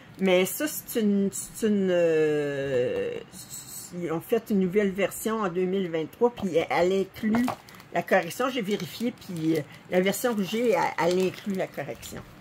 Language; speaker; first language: French; native; French